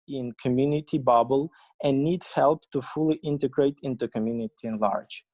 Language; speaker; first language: English; non-native, fluent; Ukrainian